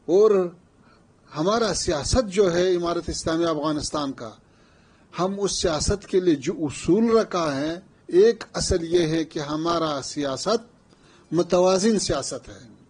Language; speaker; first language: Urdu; non-native, fluent; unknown